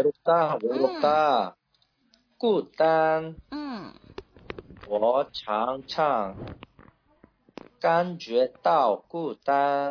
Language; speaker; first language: Chinese; non-native, learner; Korean